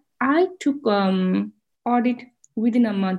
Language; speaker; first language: English; non-native, local second language; Nepali